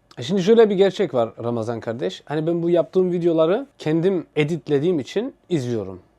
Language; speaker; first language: Turkish; early bilingual, heritage; Turkish